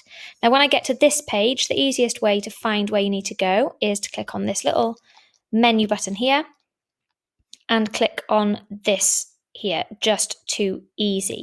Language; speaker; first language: English; native; English